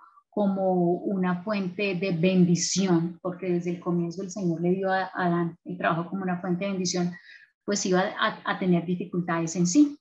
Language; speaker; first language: Spanish; native; Spanish